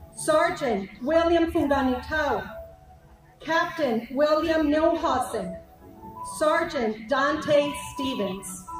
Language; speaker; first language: English; native; English